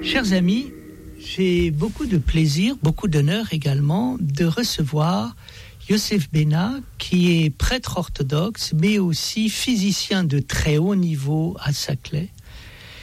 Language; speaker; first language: French; native; French